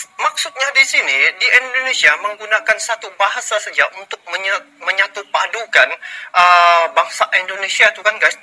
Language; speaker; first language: Malay; native; Malay